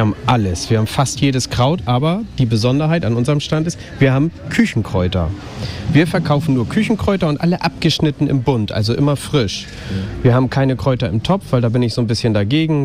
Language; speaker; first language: German; native; German